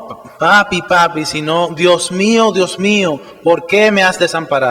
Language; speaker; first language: Spanish; native; Spanish